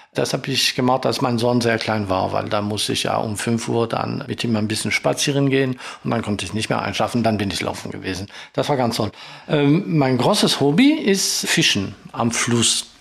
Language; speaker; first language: German; non-native, fluent; French